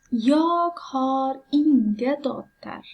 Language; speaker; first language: Swedish; non-native, learner; Persian